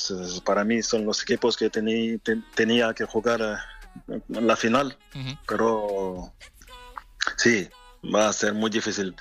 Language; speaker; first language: Spanish; non-native, fluent; French